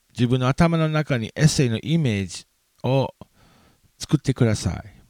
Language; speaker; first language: Japanese; non-native, fluent; English